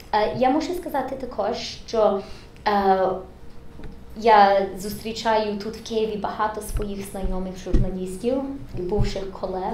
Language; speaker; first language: Ukrainian; early bilingual, heritage; English